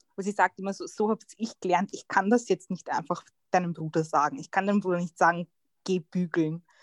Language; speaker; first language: German; early bilingual, other home language; Croatian